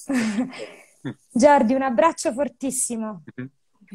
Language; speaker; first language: Italian; native; Italian